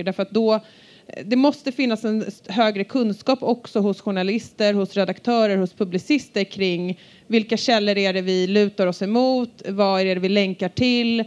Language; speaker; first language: Swedish; native; Swedish